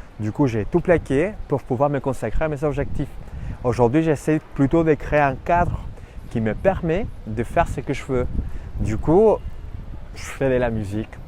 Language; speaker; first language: French; non-native, fluent; Spanish